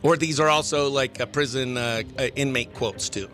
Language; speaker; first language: English; native; English